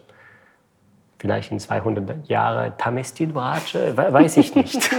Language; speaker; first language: German; non-native, fluent; French